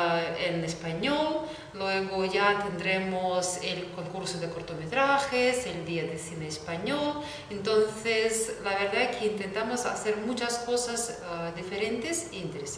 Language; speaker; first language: Spanish; non-native, fluent; Russian